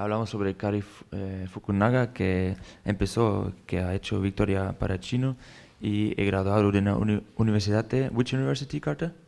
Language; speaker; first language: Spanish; non-native, fluent; German